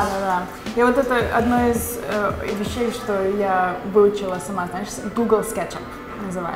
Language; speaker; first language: Russian; early bilingual, other home language; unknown